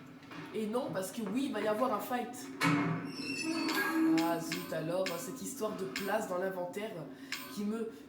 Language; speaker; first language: French; native; French